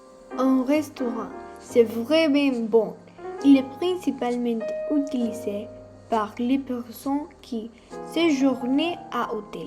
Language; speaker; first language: French; non-native, learner; Spanish